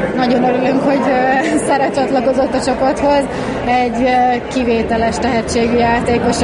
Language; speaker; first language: Hungarian; native; Hungarian